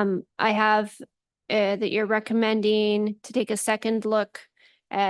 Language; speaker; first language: English; native; English